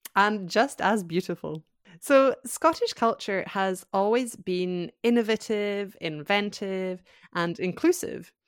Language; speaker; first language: English; native; English